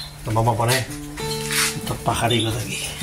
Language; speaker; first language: Spanish; native; Spanish